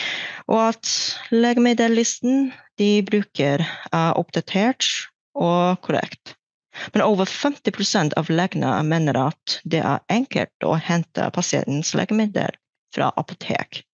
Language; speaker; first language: Norwegian; non-native, fluent; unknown